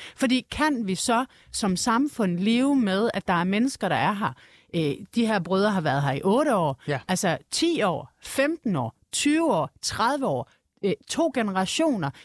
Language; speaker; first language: Danish; native; Danish